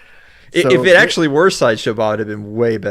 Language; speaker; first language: English; native; English